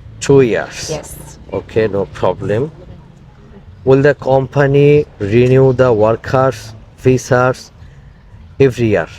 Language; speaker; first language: English; non-native, fluent; Bangla